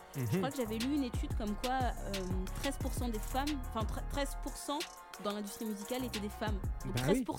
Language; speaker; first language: French; native; French